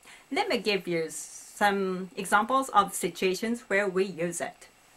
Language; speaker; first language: English; non-native, fluent; Japanese